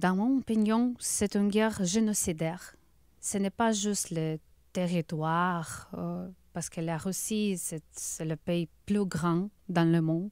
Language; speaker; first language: French; non-native, learner; Ukrainian